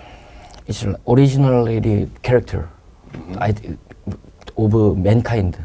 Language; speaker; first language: English; non-native, learner; Korean